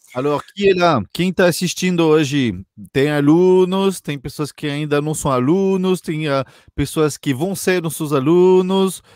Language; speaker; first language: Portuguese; non-native, fluent; French